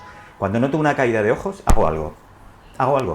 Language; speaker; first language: Spanish; native; Spanish